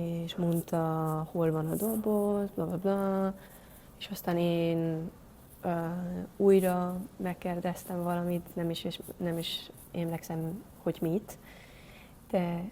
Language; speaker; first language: Hungarian; non-native, learner; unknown